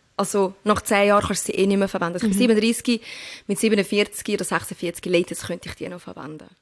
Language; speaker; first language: German; early bilingual, other home language; Turkish